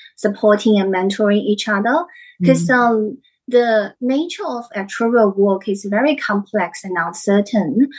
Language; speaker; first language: English; non-native, fluent; Chinese